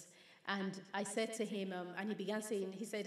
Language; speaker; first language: English; non-native, local second language; Yoruba